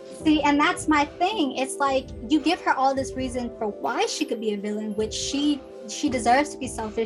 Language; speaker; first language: English; native; English